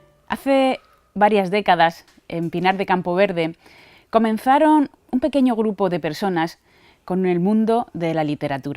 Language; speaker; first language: Spanish; native; Spanish